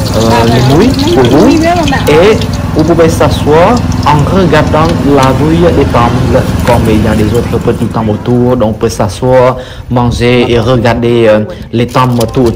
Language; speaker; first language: French; non-native, fluent; Khmer